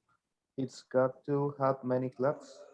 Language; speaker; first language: English; non-native, learner; Spanish